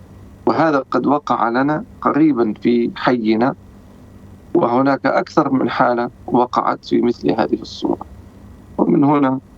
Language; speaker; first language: Arabic; native; Arabic